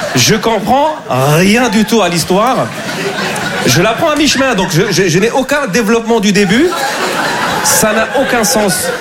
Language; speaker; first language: French; native; French